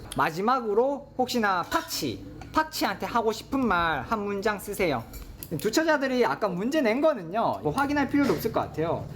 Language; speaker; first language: Korean; native; Korean